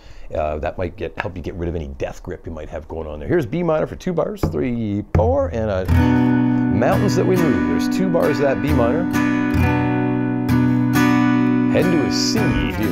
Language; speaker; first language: English; native; English